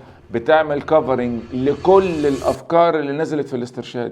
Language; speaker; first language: Arabic; native; Arabic